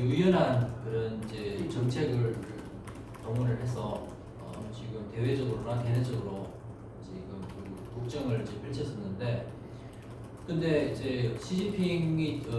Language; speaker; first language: Korean; non-native, fluent; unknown